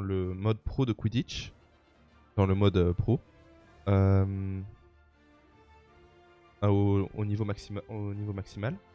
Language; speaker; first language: French; native; French